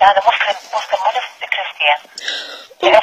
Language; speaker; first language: Arabic; non-native, learner; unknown